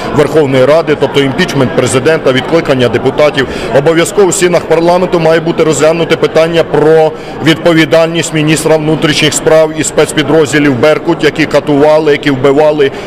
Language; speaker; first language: Ukrainian; native; Ukrainian